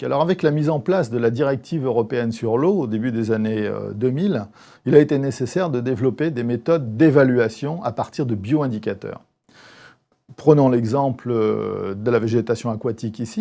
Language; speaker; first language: French; native; French